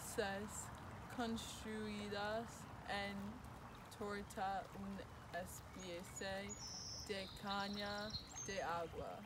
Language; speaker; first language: Spanish; non-native, learner; English